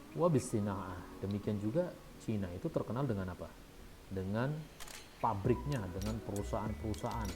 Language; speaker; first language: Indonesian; native; Indonesian